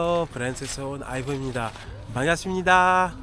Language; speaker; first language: Korean; non-native, learner; French